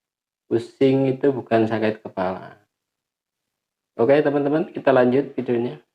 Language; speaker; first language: Indonesian; non-native, local second language; Javanese